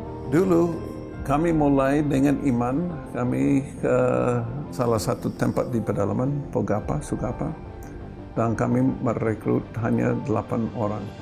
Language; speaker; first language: Indonesian; non-native, fluent; English